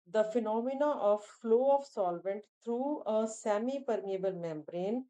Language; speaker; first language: English; non-native, local second language; Punjabi